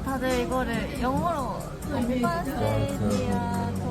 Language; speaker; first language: Korean; non-native, learner; Japanese